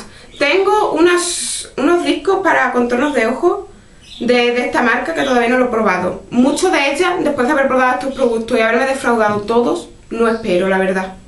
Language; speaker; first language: Spanish; native; Spanish